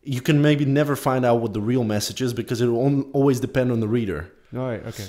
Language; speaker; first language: English; non-native, fluent; Polish